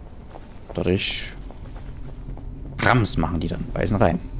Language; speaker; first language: German; native; German